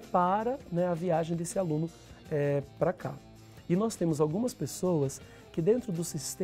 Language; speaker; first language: Portuguese; native; Portuguese